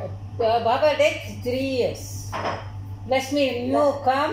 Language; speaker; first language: English; non-native, learner; Arabic